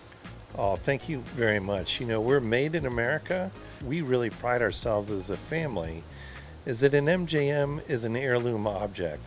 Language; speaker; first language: English; native; English